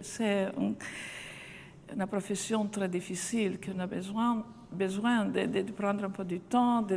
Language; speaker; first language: French; non-native, fluent; Italian